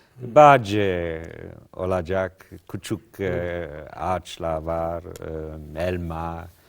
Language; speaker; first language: Turkish; non-native, learner; English